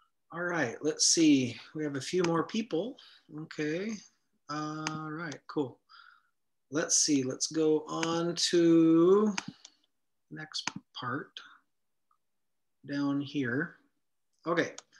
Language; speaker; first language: English; native; English